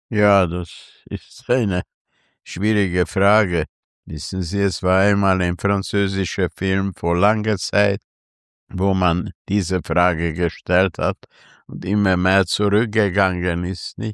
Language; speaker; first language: German; non-native, fluent; Hungarian